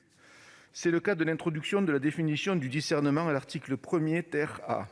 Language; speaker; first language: French; native; French